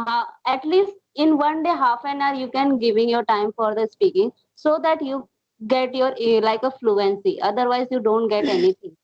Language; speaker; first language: English; non-native, learner; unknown